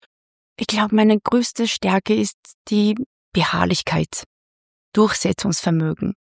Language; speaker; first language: German; non-native, fluent; Chinese